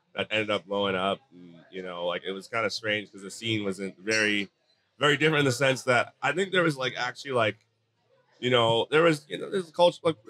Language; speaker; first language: English; native; English